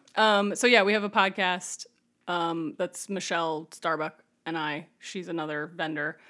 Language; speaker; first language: English; native; English